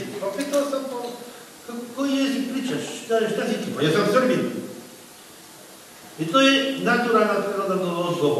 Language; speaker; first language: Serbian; non-native, fluent; French